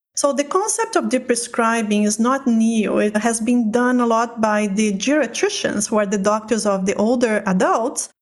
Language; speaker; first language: English; non-native, fluent; Portuguese